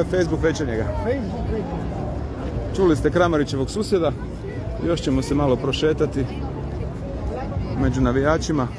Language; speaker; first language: Serbian; native; Serbian